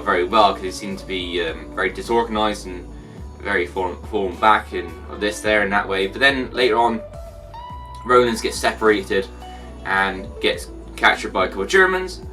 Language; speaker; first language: English; native; English